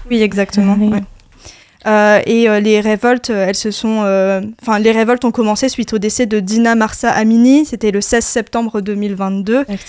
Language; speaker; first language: French; native; French